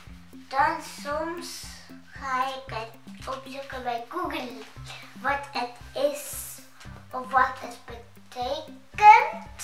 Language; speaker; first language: Dutch; early bilingual, other home language; Indonesian